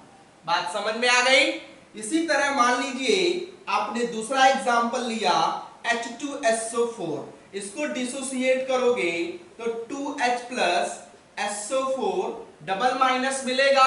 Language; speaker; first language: Hindi; native; Hindi